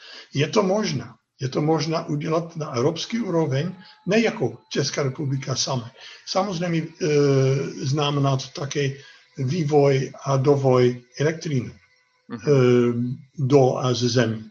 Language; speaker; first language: Czech; non-native, fluent; Dutch